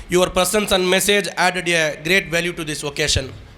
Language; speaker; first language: English; non-native, local second language; Tamil